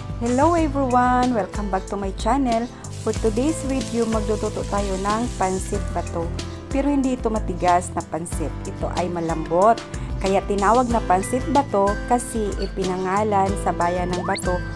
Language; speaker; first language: Filipino; non-native, local second language; Bikol